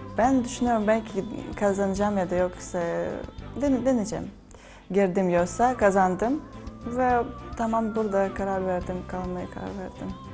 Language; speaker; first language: Turkish; non-native, learner; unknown